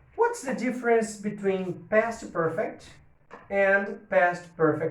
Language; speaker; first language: English; non-native, fluent; Portuguese